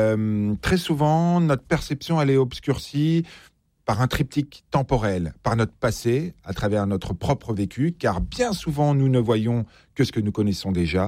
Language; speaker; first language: French; native; French